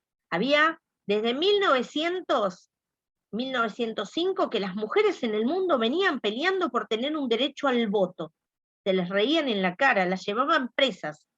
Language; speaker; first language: Spanish; native; Spanish